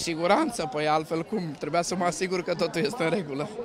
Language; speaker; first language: Romanian; native; Romanian